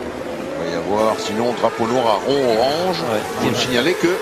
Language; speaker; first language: French; native; French